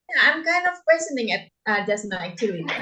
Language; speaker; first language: English; non-native, fluent; Indonesian